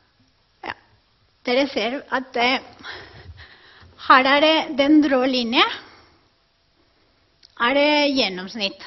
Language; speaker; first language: Norwegian; non-native, fluent; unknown